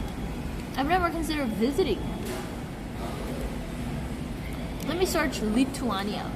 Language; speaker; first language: English; non-native, fluent; Korean